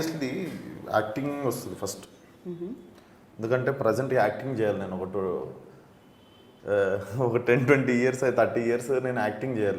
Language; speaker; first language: Telugu; native; Telugu